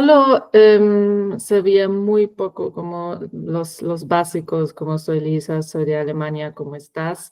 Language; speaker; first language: Spanish; non-native, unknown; German